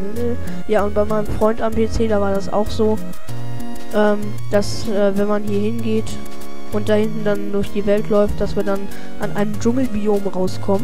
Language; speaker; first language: German; native; German